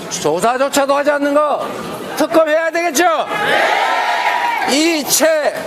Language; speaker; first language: Korean; native; Korean